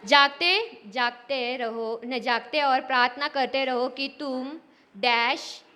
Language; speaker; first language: Hindi; non-native, local second language; Marathi